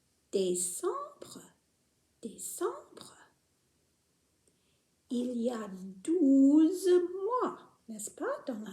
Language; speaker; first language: French; non-native, fluent; English